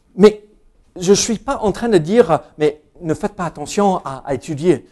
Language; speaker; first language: French; non-native, fluent; English